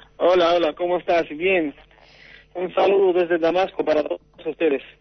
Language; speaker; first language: Spanish; non-native, fluent; Arabic